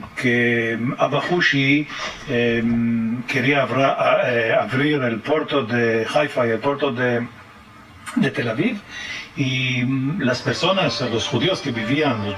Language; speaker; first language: Spanish; early bilingual, heritage; French